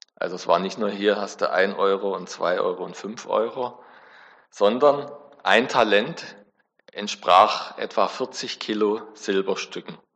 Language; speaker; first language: German; native; German